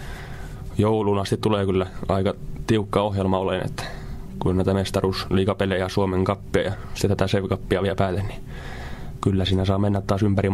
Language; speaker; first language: Finnish; native; Finnish